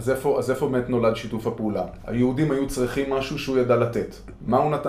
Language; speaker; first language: Hebrew; native; Hebrew